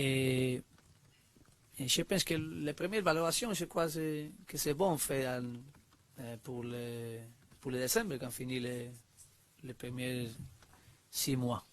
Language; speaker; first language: French; non-native, learner; Spanish